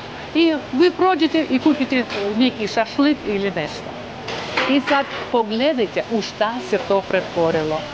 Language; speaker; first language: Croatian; non-native, fluent; Russian